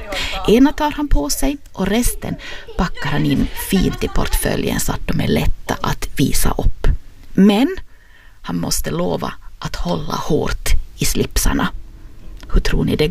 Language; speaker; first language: Swedish; native; Swedish